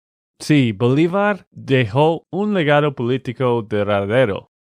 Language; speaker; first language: Spanish; non-native, fluent; English